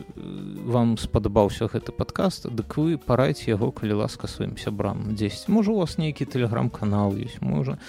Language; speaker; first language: Belarusian; non-native, local second language; Russian